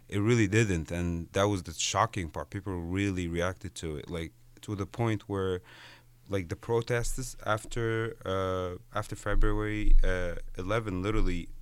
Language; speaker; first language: English; non-native, fluent; Arabic